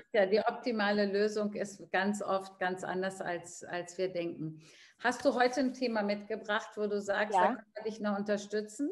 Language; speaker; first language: German; native; German